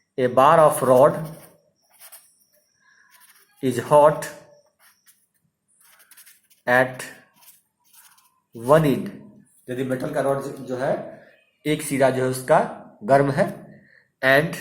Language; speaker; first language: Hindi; native; Hindi